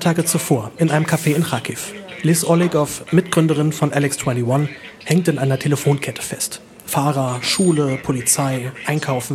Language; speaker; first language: German; native; German